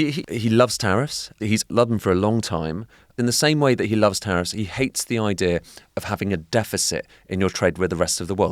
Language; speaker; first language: English; native; English